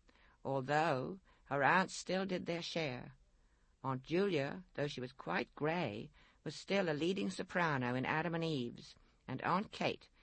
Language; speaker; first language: English; native; English